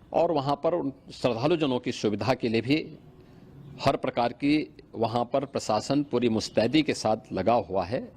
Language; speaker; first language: Hindi; native; Hindi